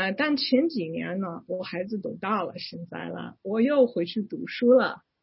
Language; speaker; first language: Chinese; non-native, fluent; English